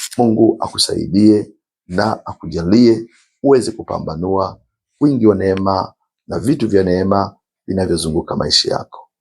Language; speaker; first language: Swahili; non-native, local second language; Rundi